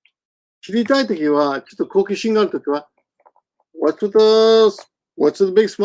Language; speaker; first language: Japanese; non-native, fluent; English